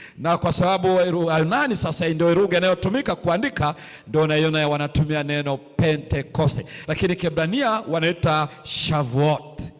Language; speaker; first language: Swahili; native; Swahili